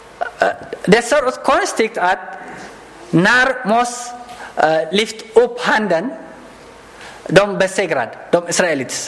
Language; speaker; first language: Swedish; non-native, learner; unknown